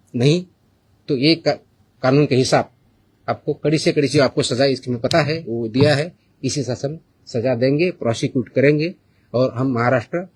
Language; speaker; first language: Hindi; non-native, local second language; Marathi